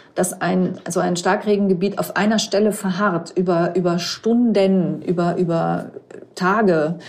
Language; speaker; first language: German; native; German